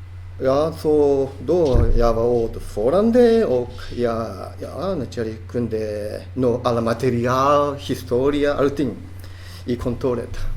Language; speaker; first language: Swedish; non-native, fluent; Japanese